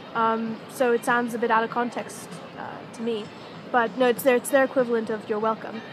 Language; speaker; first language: English; native; English